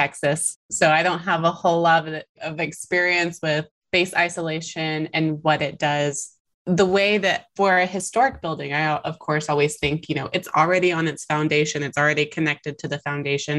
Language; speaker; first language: English; native; English